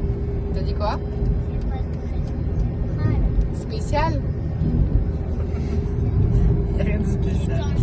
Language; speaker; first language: French; native; French